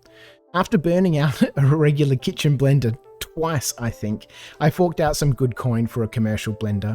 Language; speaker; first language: English; native; English